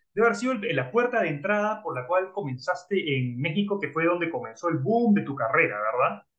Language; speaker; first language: Spanish; native; Spanish